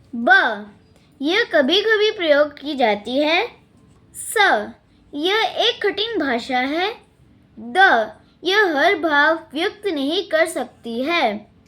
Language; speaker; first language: Hindi; non-native, local second language; Telugu